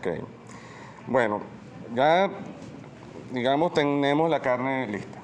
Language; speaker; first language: Spanish; native; Spanish